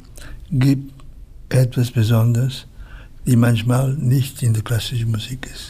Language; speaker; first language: German; non-native, fluent; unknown